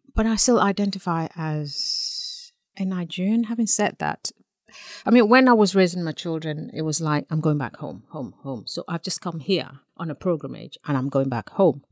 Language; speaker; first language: English; non-native, local second language; Yoruba